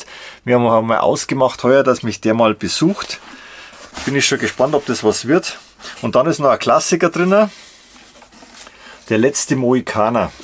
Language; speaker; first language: German; native; German